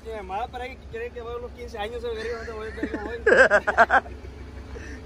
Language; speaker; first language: Spanish; native; Spanish